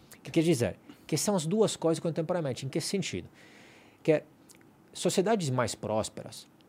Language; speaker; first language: Portuguese; non-native, fluent; Italian